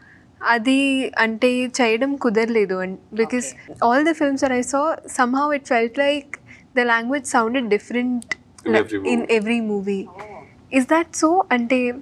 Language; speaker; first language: Telugu; non-native, fluent; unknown